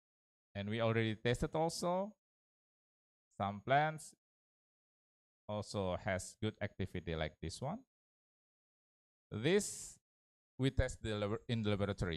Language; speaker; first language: English; non-native, learner; Indonesian